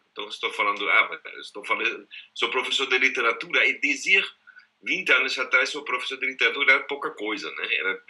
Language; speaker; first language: Portuguese; non-native, fluent; German